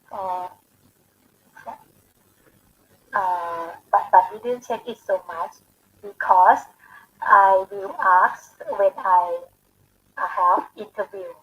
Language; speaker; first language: English; non-native, learner; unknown